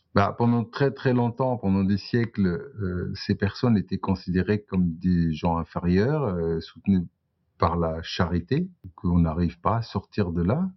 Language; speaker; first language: French; non-native, local second language; Arabic